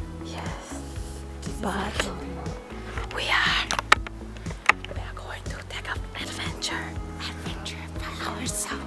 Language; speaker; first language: English; non-native, learner; Chinese